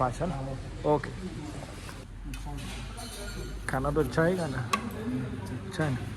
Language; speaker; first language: Hindi; non-native, local second language; Gujarati